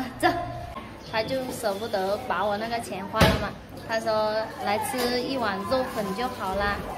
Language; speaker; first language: Chinese; non-native, fluent; Vietnamese